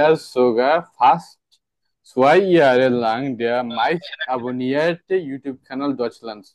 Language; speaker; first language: German; non-native, fluent; Bangla